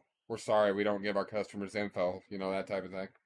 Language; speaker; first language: English; native; English